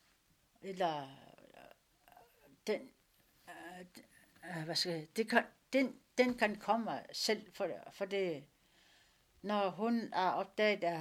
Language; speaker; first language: Danish; non-native, local second language; Kalaallisut